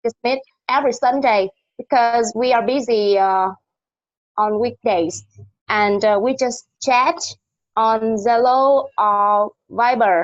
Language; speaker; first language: English; non-native, learner; Vietnamese